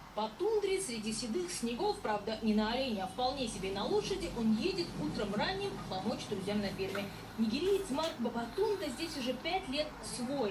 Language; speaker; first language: Russian; native; Russian